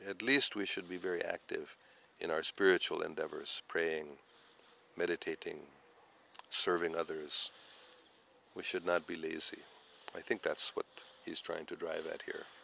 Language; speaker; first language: English; native; English